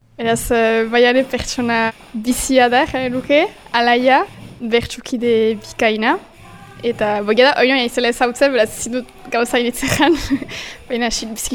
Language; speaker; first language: Basque; native; Basque